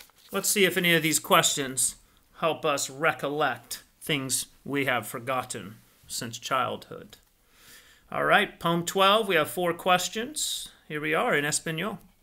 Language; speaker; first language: English; native; English